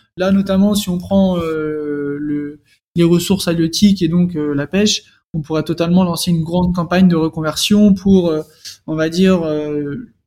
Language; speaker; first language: French; native; French